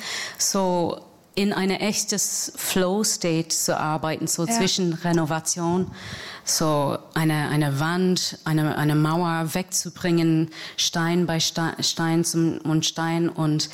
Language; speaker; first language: German; non-native, learner; English